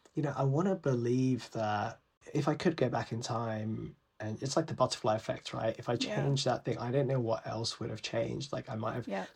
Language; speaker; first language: English; native; English